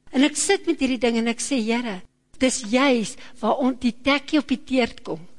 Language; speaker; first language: Afrikaans; native; Afrikaans